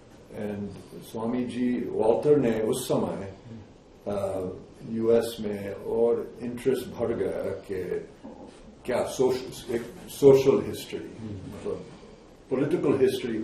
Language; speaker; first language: Hindi; non-native, fluent; English